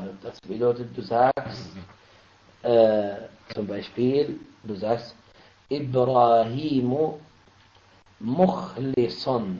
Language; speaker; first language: German; non-native, fluent; Arabic